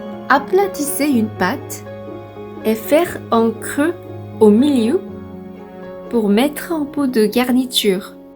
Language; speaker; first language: French; non-native, fluent; Korean